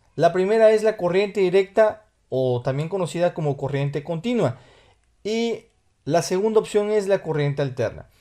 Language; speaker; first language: Spanish; native; Spanish